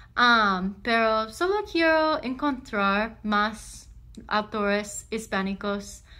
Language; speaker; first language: Spanish; non-native, learner; English